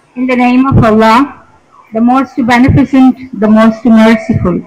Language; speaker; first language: English; non-native, local second language; Tamil